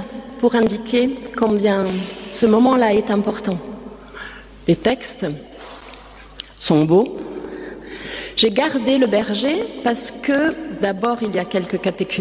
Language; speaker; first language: French; native; French